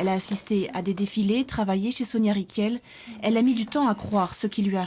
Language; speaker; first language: French; native; French